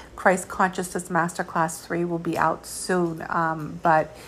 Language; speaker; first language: English; early bilingual, other home language; Georgian